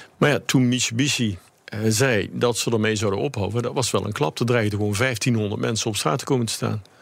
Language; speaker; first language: Dutch; native; Dutch